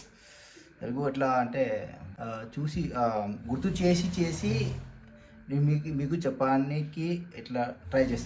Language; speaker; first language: Telugu; non-native, learner; Marwari